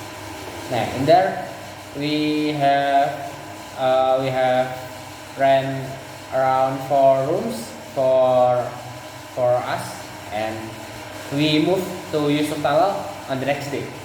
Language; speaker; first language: English; non-native, learner; Indonesian